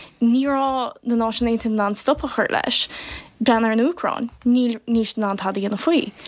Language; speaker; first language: Irish; native; Irish